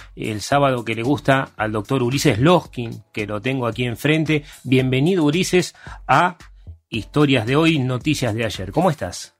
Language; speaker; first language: Spanish; early bilingual, other home language; Hungarian